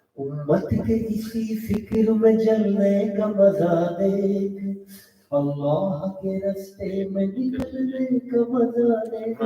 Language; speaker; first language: Urdu; non-native, local second language; Pashto